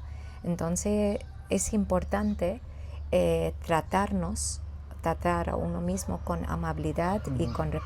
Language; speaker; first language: Spanish; non-native, fluent; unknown